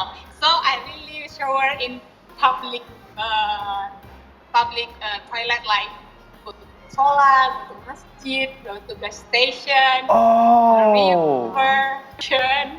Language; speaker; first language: English; non-native, learner; Indonesian